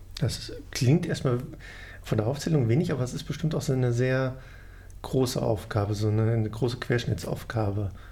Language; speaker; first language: German; native; German